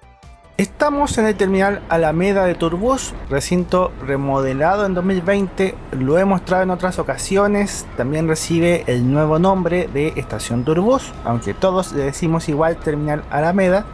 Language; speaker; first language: Spanish; native; Spanish